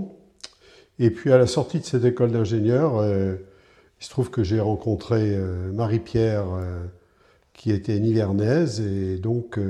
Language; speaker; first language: French; native; French